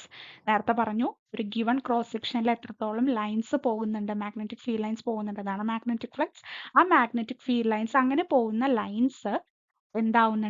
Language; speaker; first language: Malayalam; native; Malayalam